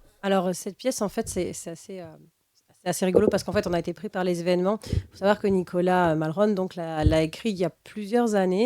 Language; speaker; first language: French; native; French